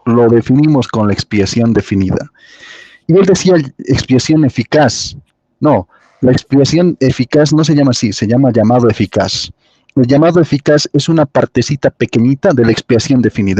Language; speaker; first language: Spanish; native; Spanish